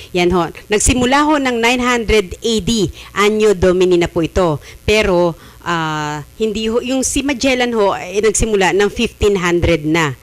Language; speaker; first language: Filipino; native; Filipino